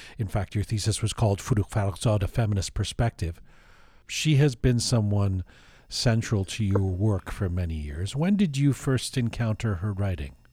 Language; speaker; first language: English; early bilingual, other home language; Persian